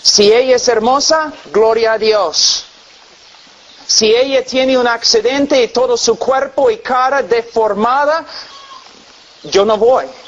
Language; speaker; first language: Spanish; non-native, fluent; English